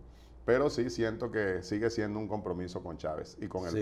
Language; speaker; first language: Spanish; native; Spanish